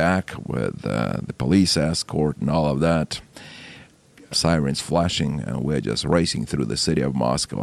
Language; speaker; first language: English; non-native, fluent; Russian